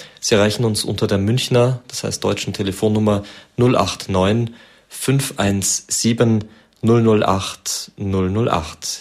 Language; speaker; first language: German; native; German